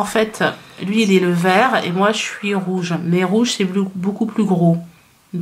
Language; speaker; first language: French; native; French